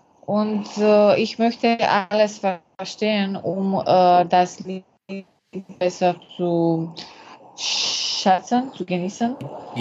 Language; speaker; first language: German; non-native, learner; French